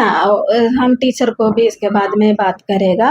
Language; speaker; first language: Hindi; non-native, learner; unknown